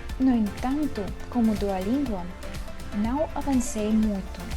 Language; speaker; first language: Portuguese; non-native, learner; Russian